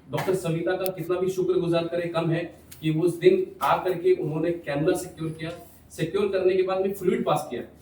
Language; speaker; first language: Hindi; non-native, local second language; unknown